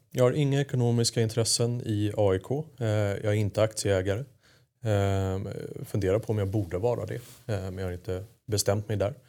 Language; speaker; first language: Swedish; native; Swedish